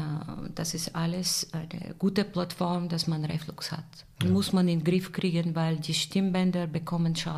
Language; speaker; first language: German; non-native, fluent; Bulgarian